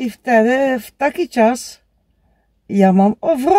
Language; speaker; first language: Polish; non-native, learner; Dutch